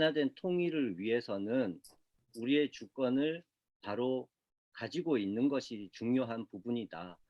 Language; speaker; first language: Korean; native; Korean